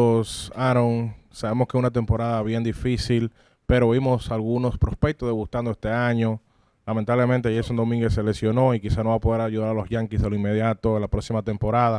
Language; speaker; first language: Spanish; native; Spanish